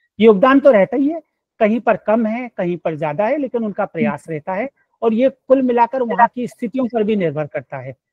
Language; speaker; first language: Hindi; native; Hindi